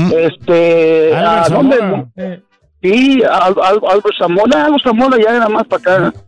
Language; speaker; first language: Spanish; early bilingual, heritage; Spanish